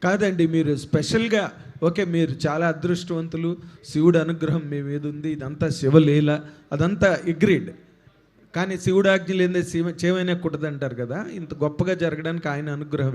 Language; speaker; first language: Telugu; native; Telugu